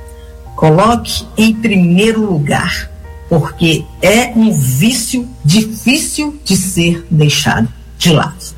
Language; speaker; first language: Portuguese; native; Portuguese